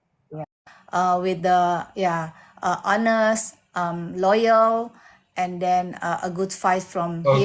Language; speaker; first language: English; non-native, learner; Indonesian